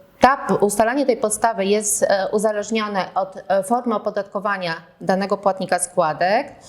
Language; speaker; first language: Polish; native; Polish